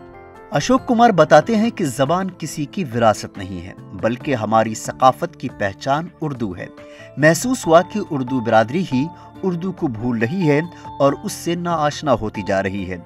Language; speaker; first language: Hindi; native; Hindi